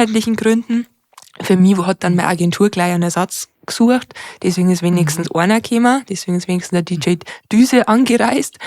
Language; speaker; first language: German; native; German